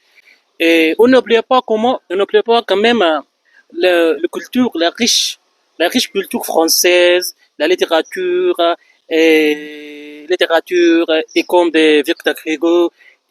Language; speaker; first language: French; non-native, fluent; Arabic